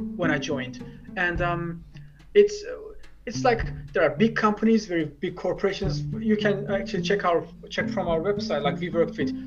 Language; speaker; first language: English; non-native, fluent; Turkish